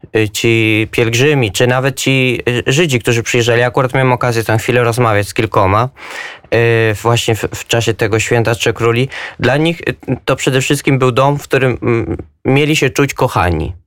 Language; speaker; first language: Polish; native; Polish